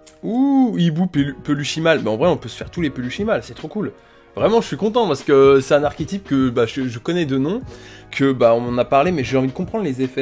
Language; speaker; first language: French; native; French